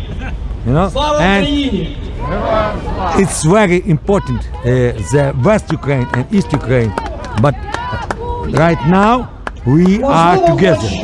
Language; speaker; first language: English; non-native, learner; Ukrainian